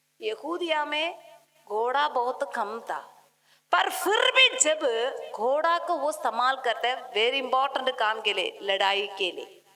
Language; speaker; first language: Hindi; non-native, local second language; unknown